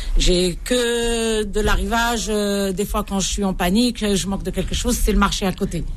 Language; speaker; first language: French; non-native, local second language; Arabic